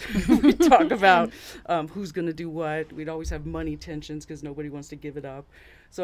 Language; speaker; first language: English; native; English